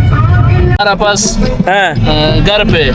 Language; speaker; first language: Hindi; non-native, learner; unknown